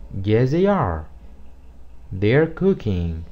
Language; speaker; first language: English; non-native, fluent; Spanish